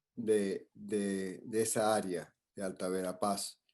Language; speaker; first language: Spanish; non-native, fluent; English